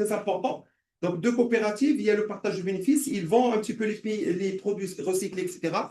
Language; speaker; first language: French; non-native, local second language; Arabic